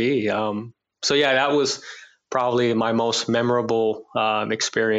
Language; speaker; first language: English; native; English